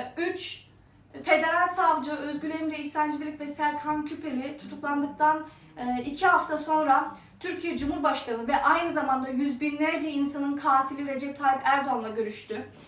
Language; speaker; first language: Turkish; early bilingual, heritage; Turkish